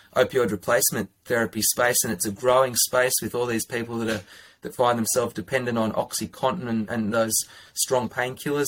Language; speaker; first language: English; native; English